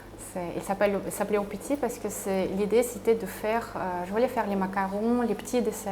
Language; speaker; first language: French; non-native, fluent; Russian